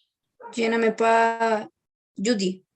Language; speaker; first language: French; non-native, learner; Spanish